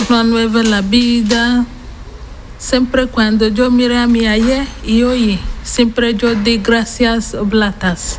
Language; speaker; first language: Spanish; non-native, learner; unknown